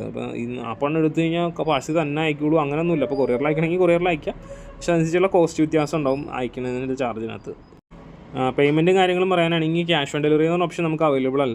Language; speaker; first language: Malayalam; native; Malayalam